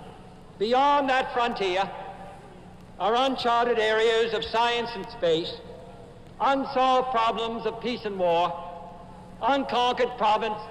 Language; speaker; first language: English; native; English